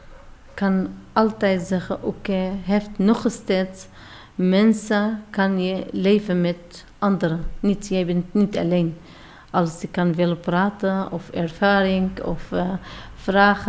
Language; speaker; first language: Dutch; non-native, learner; Arabic